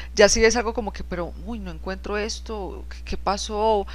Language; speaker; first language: Spanish; native; Spanish